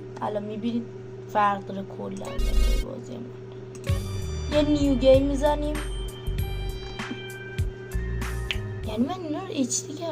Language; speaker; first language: Persian; native; Persian